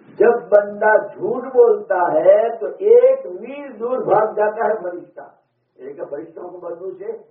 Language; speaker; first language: Urdu; non-native, local second language; Gujarati